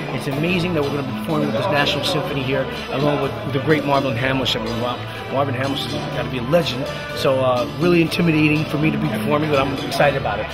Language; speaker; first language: English; early bilingual, other home language; Spanish